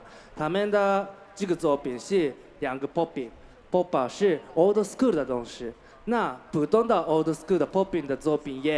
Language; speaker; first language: Chinese; non-native, learner; Japanese